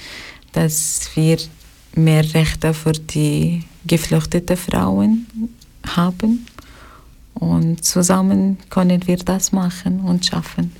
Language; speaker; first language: German; non-native, learner; Arabic